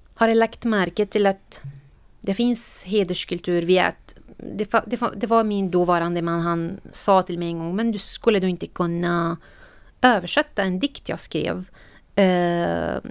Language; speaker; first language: Swedish; non-native, fluent; Arabic